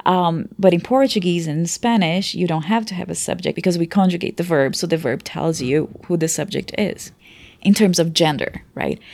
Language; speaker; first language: English; non-native, fluent; Portuguese